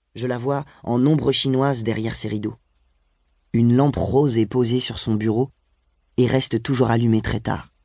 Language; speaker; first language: French; native; French